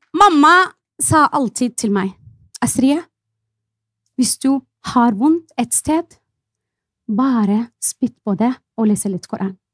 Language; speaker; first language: Norwegian; non-native, fluent; Arabic